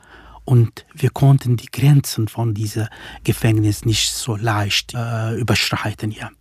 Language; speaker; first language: German; non-native, fluent; Kurdish